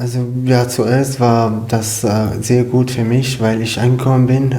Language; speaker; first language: German; non-native, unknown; Arabic